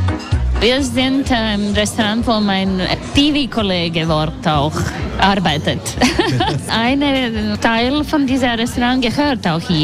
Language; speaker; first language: German; non-native, learner; Latvian